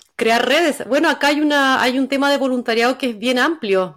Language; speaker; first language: Spanish; native; Spanish